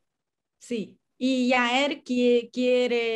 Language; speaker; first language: Spanish; non-native, learner; Chinese